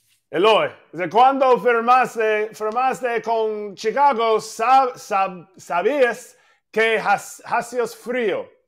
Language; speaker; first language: Spanish; non-native, learner; English